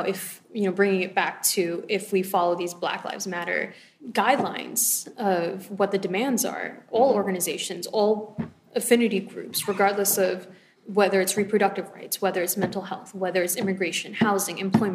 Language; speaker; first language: English; native; English